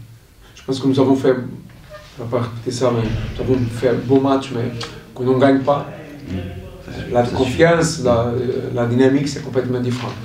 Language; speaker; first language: French; non-native, learner; Portuguese